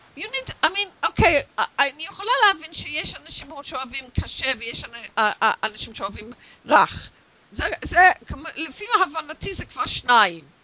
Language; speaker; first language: Hebrew; non-native, fluent; English